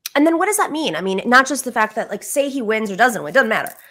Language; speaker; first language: English; early bilingual, other home language; Greek